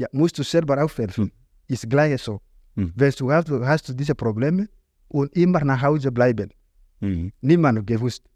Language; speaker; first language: German; non-native, learner; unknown